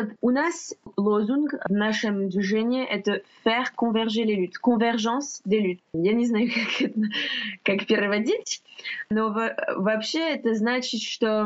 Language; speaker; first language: Russian; non-native, fluent; French